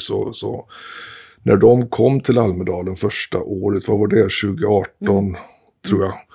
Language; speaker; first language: Swedish; native; Swedish